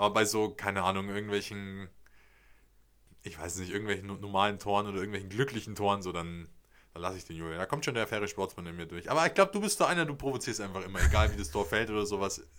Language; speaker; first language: German; native; German